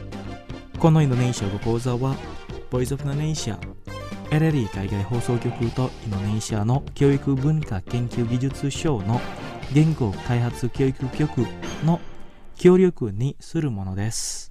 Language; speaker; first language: Japanese; non-native, fluent; Indonesian